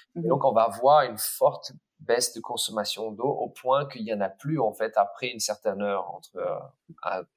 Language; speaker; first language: French; early bilingual, other home language; English